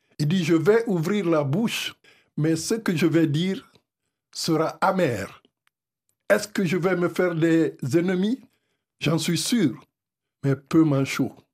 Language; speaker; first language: French; non-native, local second language; Fula